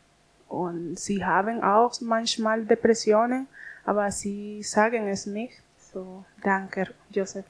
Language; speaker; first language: German; non-native, learner; Spanish